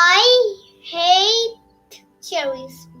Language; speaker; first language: English; non-native, learner; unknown